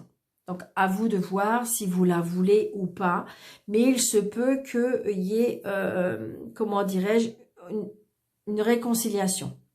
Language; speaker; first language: French; native; French